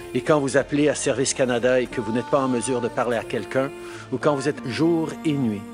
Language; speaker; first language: French; early bilingual, heritage; French